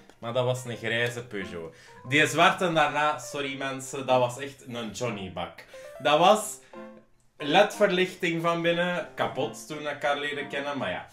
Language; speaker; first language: Dutch; native; Dutch